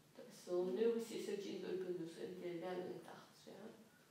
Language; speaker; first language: Danish; non-native, local second language; Faroese